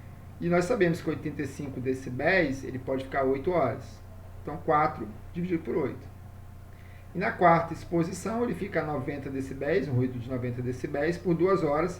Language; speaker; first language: Portuguese; native; Portuguese